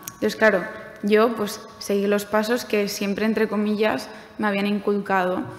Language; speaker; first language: Spanish; non-native, fluent; German